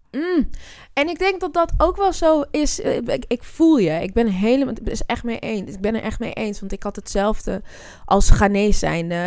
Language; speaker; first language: Dutch; native; Dutch